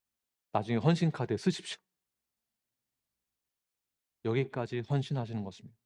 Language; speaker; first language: Korean; native; Korean